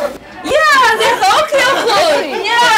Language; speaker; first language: Dutch; non-native, learner; Chinese